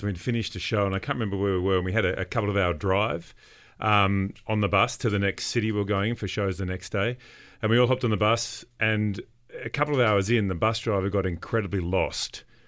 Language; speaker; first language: English; native; English